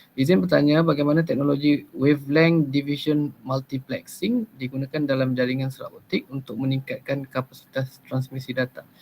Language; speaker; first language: Malay; native; Malay